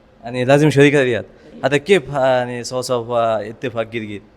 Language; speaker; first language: Arabic; non-native, learner; Bangla